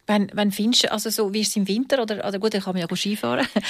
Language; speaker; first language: German; native; German